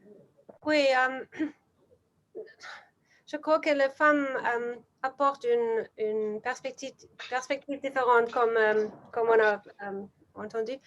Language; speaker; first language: French; non-native, learner; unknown